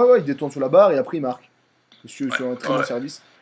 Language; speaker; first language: French; native; French